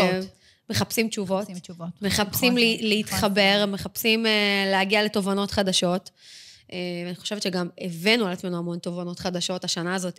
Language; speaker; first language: Hebrew; native; Hebrew